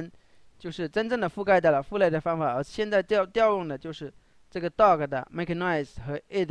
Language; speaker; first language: Chinese; native; Chinese